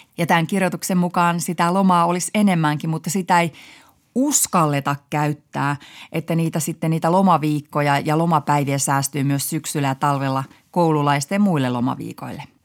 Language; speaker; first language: Finnish; native; Finnish